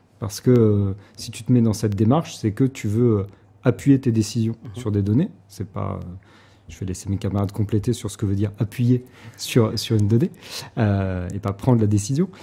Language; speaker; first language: French; native; French